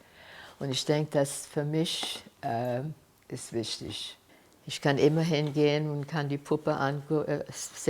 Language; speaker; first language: German; early bilingual, heritage; German